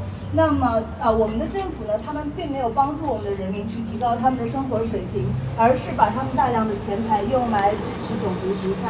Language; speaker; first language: Chinese; early bilingual, other home language; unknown